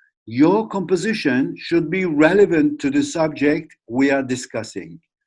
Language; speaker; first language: English; non-native, fluent; Turkish